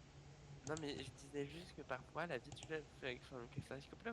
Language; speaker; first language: French; native; French